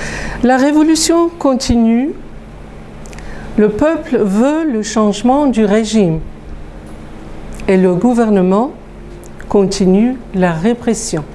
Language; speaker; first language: French; non-native, fluent; Persian